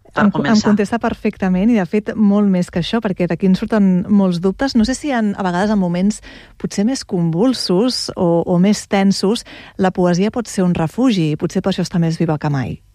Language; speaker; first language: Catalan; native; Catalan